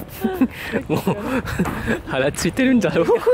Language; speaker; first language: Japanese; non-native, fluent; French